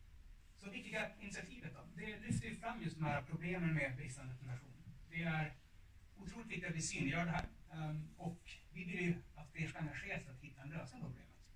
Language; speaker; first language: Swedish; native; Swedish